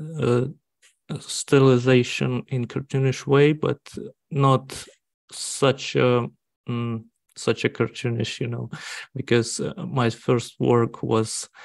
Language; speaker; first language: English; non-native, learner; Russian